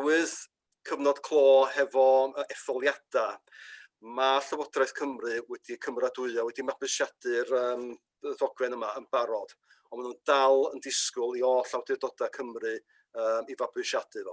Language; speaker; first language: Welsh; native; Welsh